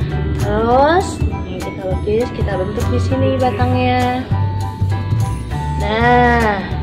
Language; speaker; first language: Indonesian; native; Indonesian